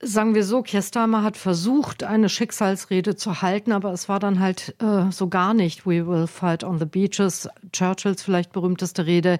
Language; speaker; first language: German; native; German